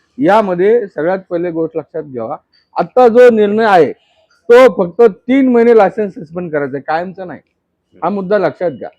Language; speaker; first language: Marathi; native; Marathi